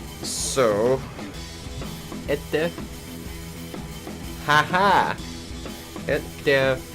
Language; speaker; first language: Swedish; non-native, learner; English